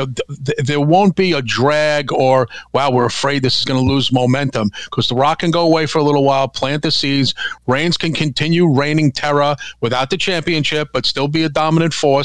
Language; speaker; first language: English; native; English